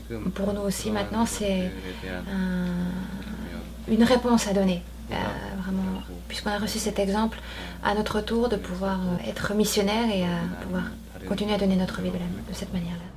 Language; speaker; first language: French; non-native, fluent; Korean